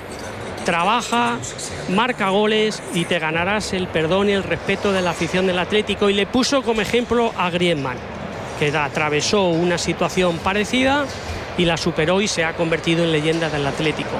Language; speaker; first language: Spanish; native; Spanish